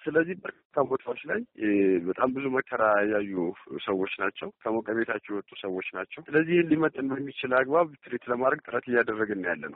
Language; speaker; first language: Amharic; native; Amharic